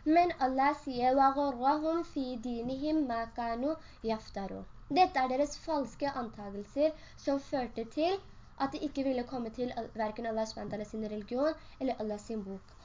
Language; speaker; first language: Norwegian; early bilingual, other home language; Urdu